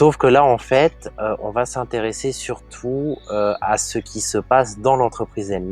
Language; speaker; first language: French; native; French